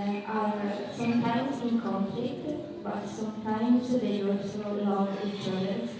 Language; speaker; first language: English; non-native, learner; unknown